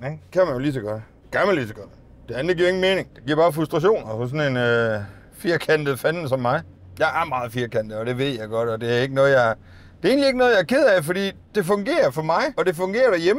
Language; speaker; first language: Danish; native; Danish